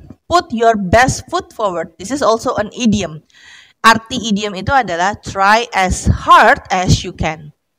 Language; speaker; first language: English; non-native, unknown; Indonesian